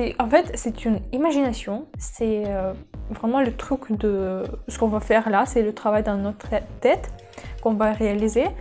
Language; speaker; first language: French; non-native, fluent; Russian